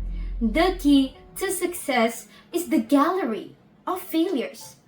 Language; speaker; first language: English; non-native, learner; Indonesian